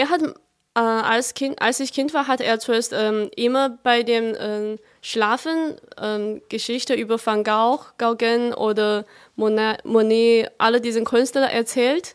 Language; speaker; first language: German; non-native, fluent; Chinese